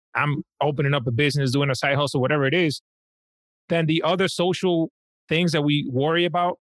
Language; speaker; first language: English; early bilingual, other home language; Spanish